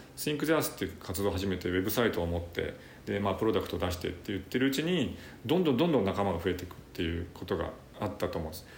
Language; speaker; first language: Japanese; native; Japanese